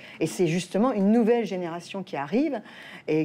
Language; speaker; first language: French; native; French